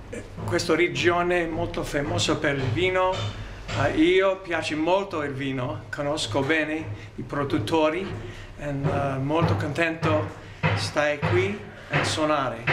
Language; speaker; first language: Italian; early bilingual, heritage; English